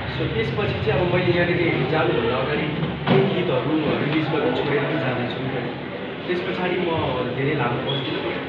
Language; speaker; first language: Nepali; native; Nepali